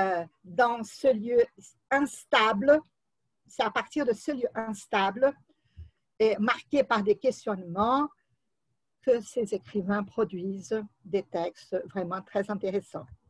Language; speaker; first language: French; non-native, fluent; Portuguese